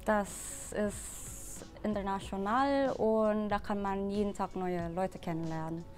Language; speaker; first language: German; non-native, learner; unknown